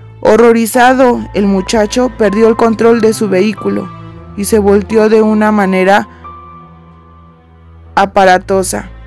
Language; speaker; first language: Spanish; native; Spanish